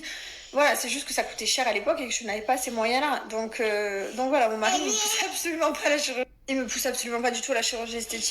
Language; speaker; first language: French; native; French